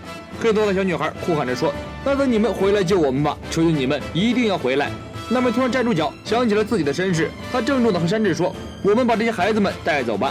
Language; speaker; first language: Chinese; native; Chinese